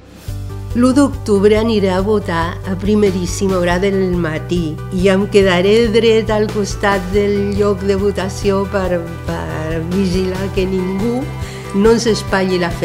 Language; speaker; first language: Catalan; non-native, fluent; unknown